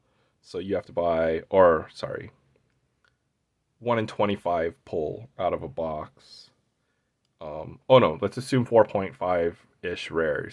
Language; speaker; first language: English; native; English